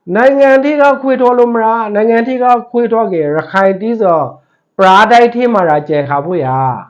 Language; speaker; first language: Burmese; native; Burmese